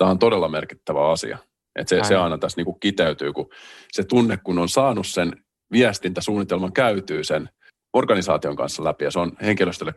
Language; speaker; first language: Finnish; native; Finnish